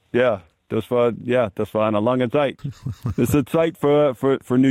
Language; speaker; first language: German; non-native, fluent; English